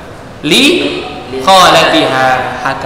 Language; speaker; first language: Arabic; non-native, fluent; Indonesian